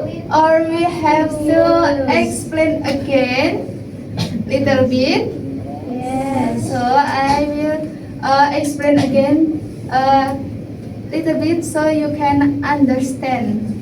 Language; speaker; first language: English; non-native, learner; Indonesian